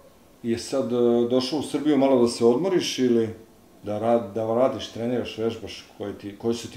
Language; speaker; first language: Serbian; native; Serbian